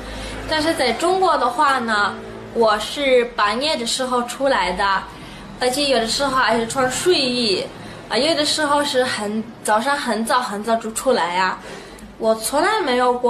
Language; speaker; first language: Chinese; non-native, fluent; Italian